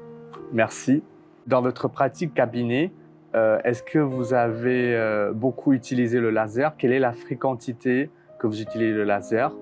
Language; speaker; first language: French; non-native, fluent; Chinese